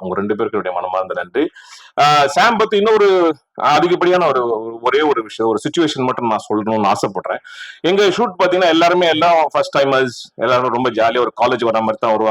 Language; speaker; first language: Tamil; native; Tamil